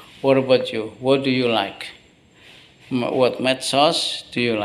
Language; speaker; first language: English; non-native, learner; Indonesian